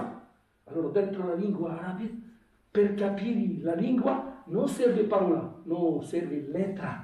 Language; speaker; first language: Italian; non-native, fluent; Arabic